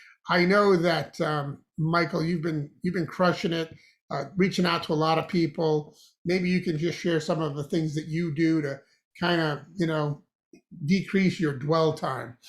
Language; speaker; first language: English; native; English